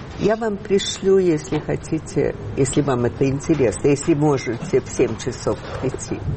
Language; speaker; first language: Russian; early bilingual, heritage; Russian